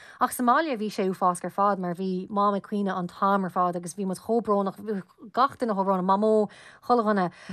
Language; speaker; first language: Irish; non-native, local second language; English